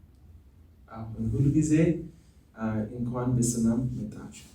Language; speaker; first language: Amharic; non-native, learner; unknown